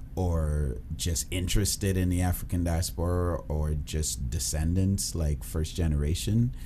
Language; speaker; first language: English; early bilingual, other home language; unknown